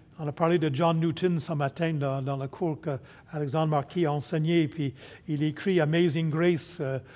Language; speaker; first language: French; non-native, local second language; English